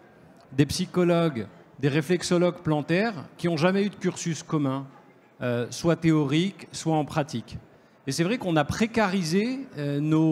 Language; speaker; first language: French; native; French